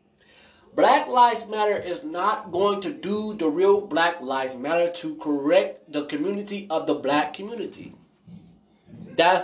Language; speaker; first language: English; native; English